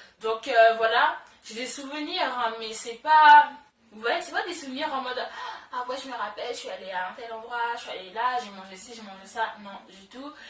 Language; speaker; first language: French; early bilingual, other home language; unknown